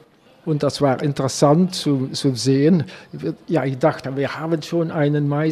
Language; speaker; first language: German; non-native, learner; Dutch